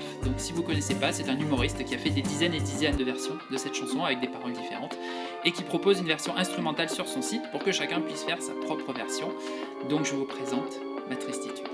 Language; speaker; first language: French; native; French